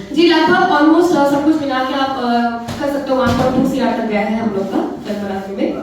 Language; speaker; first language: Hindi; native; Hindi